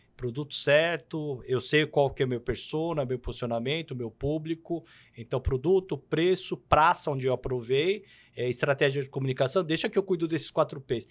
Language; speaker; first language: Portuguese; early bilingual, other home language; Korean